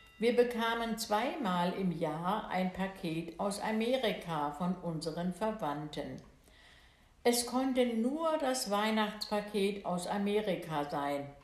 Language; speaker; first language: German; native; German